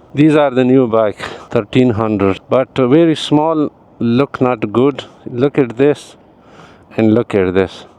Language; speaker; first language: English; non-native, learner; Persian